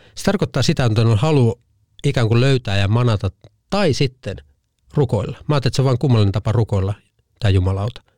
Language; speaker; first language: Finnish; native; Finnish